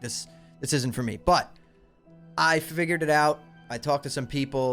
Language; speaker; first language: English; native; English